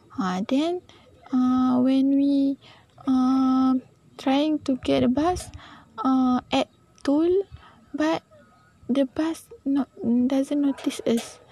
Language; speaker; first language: English; non-native, learner; Malay